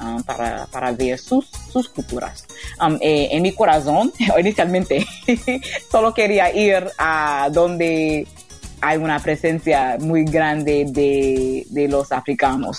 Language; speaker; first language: Spanish; non-native, learner; English